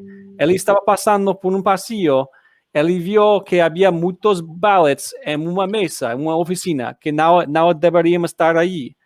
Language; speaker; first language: Portuguese; non-native, learner; English